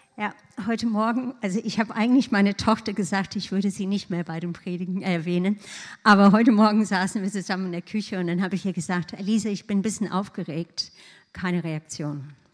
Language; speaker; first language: German; non-native, fluent; English